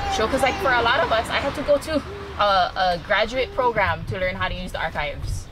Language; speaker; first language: English; native; English